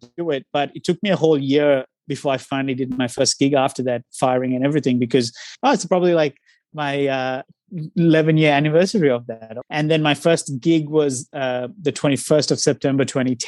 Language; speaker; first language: English; non-native, local second language; Sinhala